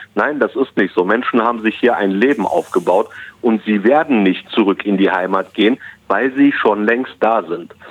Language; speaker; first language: German; early bilingual, other home language; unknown